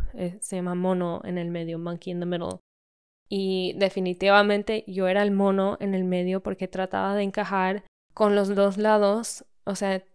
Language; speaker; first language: Spanish; early bilingual, heritage; Spanish